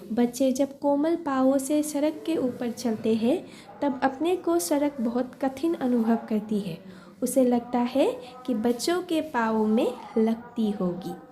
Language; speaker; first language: Hindi; non-native, local second language; Assamese